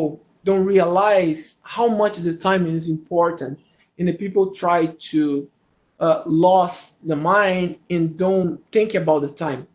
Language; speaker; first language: English; non-native, learner; Portuguese